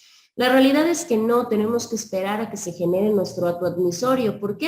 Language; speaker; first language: Spanish; native; Spanish